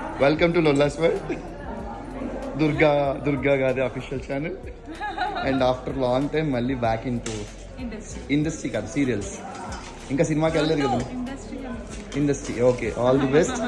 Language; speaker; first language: Telugu; native; Telugu